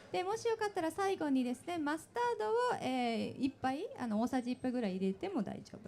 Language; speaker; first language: Japanese; native; Japanese